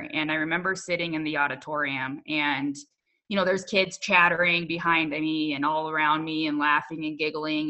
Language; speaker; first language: English; native; English